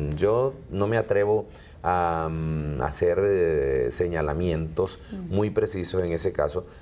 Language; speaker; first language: Spanish; native; Spanish